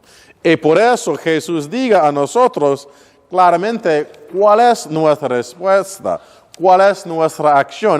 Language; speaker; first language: Spanish; non-native, learner; English